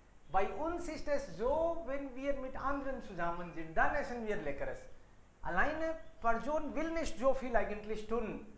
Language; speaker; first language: German; non-native, fluent; Hindi